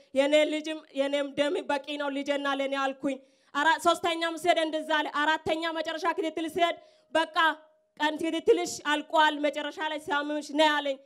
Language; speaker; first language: Amharic; non-native, local second language; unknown